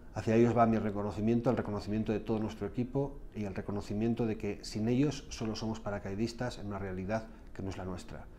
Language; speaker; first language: Spanish; native; Spanish